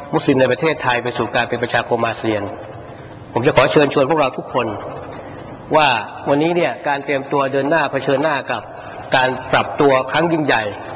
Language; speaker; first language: Thai; non-native, local second language; Pattani Malay